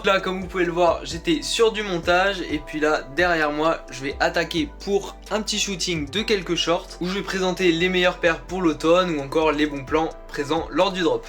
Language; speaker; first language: French; native; French